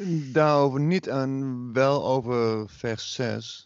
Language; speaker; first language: Dutch; native; Dutch